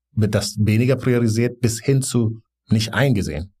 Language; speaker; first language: German; non-native, fluent; Wolof